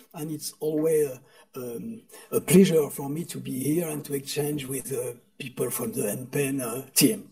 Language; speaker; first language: English; non-native, fluent; French